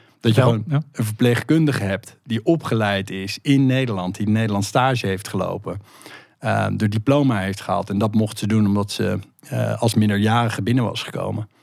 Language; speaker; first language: Dutch; native; Dutch